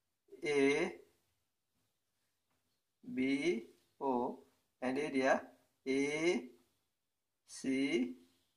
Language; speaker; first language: English; non-native, local second language; Gujarati